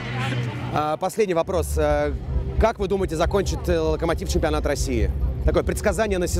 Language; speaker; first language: Russian; native; Russian